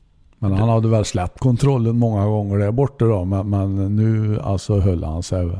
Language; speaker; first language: Swedish; native; Swedish